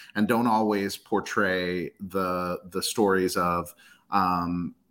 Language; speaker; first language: English; native; English